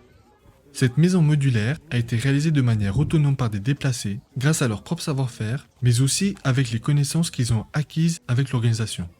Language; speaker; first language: French; native; French